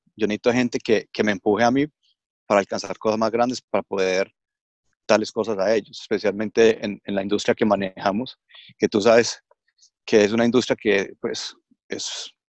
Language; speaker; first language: Spanish; early bilingual, heritage; English